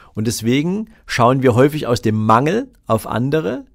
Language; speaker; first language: German; native; German